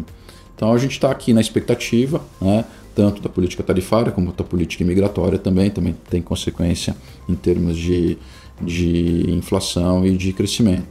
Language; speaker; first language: Portuguese; native; Portuguese